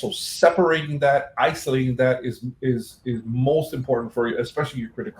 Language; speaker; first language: English; native; English